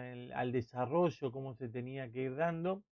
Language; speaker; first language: Spanish; native; Spanish